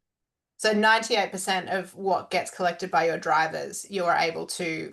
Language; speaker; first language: English; native; English